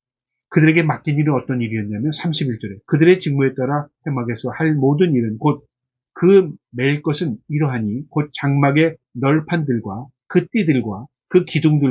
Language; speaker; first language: Korean; native; Korean